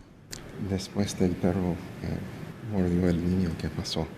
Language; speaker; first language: Spanish; early bilingual, heritage; English